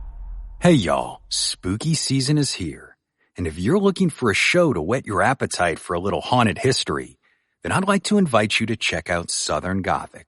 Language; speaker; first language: English; native; English